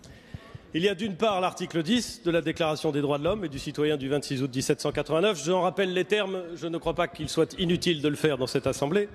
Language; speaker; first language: French; native; French